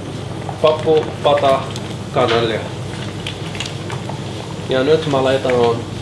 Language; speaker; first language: Finnish; non-native, learner; Arabic